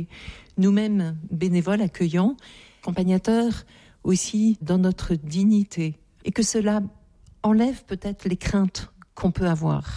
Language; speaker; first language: French; native; French